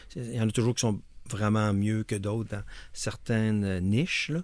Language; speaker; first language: French; native; French